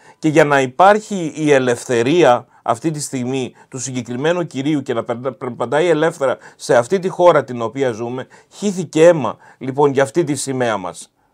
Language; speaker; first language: Greek; early bilingual, heritage; Greek